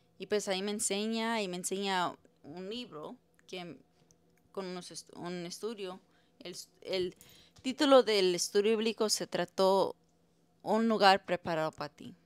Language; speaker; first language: Spanish; early bilingual, heritage; Spanish